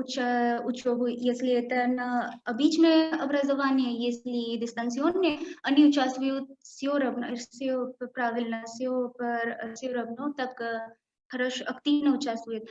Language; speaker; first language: Russian; non-native, learner; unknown